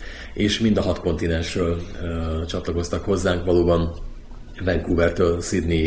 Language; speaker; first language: Hungarian; native; Hungarian